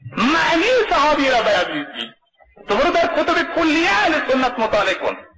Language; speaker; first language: Persian; non-native, local second language; Baluchi